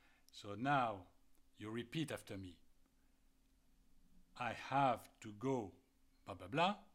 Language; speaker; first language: English; non-native, fluent; French